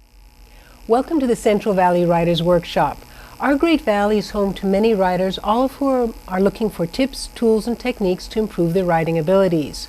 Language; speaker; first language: English; native; English